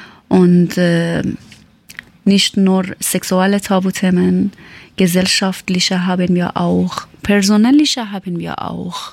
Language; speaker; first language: German; non-native, learner; Persian